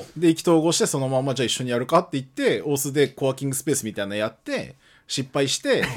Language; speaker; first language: Japanese; early bilingual, other home language; Portuguese